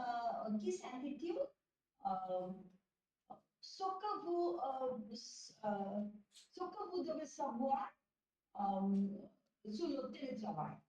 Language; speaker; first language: French; non-native, learner; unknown